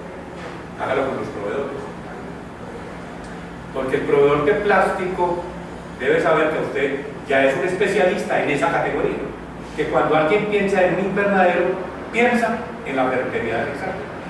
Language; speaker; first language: Spanish; native; Spanish